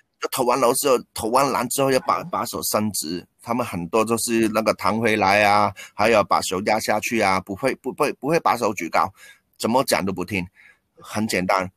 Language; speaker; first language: Chinese; non-native, local second language; Cantonese